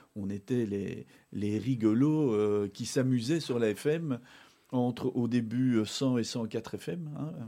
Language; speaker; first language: French; native; French